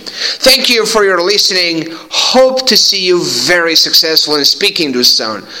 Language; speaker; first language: English; non-native, fluent; Persian